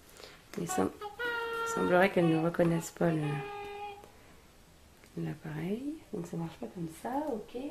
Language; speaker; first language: French; native; French